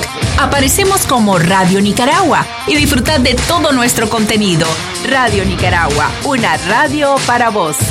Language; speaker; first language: Spanish; native; Spanish